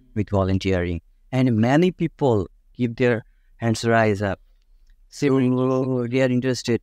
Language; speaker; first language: English; non-native, local second language; Bangla